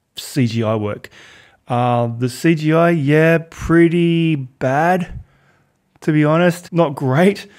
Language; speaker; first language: English; native; English